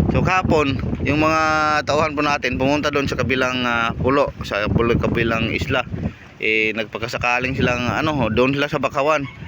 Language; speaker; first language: Filipino; non-native, local second language; Cebuano